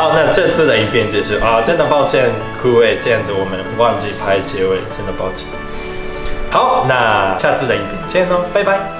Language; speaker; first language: Chinese; non-native, fluent; Japanese